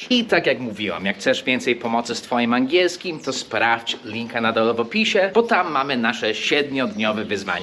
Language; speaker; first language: Polish; non-native, fluent; English